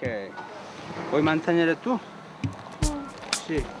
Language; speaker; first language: Italian; non-native, learner; Korean